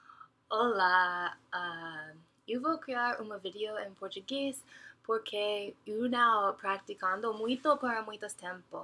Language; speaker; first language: Portuguese; non-native, learner; English